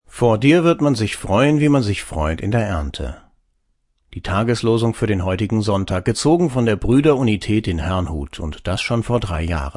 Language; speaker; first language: German; native; German